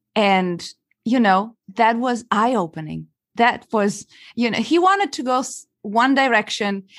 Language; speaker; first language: English; non-native, fluent; Italian